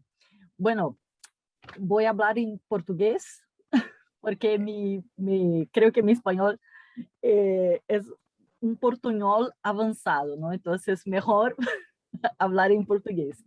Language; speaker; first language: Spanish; non-native, learner; Portuguese